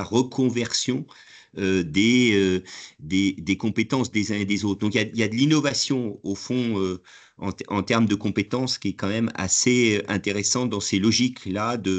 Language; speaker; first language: French; native; French